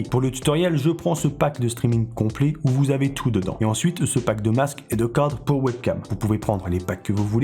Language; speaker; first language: French; native; French